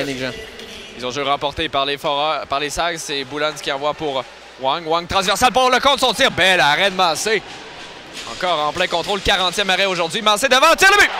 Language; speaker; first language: French; native; French